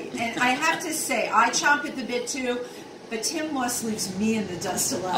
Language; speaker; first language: English; native; English